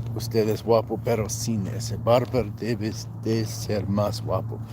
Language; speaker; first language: Spanish; non-native, learner; English